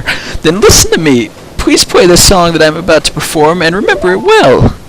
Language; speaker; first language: English; native; English